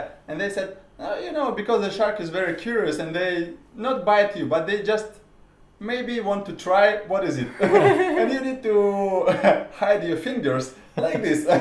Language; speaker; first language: English; non-native, learner; Russian